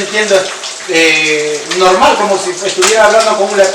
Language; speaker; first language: Spanish; native; Spanish